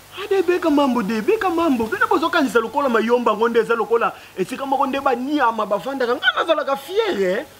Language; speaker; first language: Lingala; non-native, local second language; Kongo